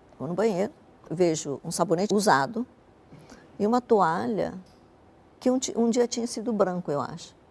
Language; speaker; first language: Portuguese; early bilingual, other home language; Japanese